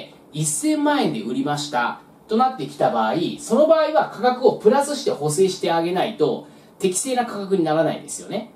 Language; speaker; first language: Japanese; native; Japanese